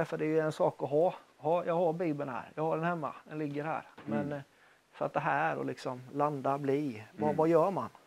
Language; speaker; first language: Swedish; native; Swedish